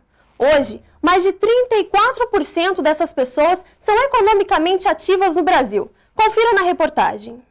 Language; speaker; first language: Portuguese; native; Portuguese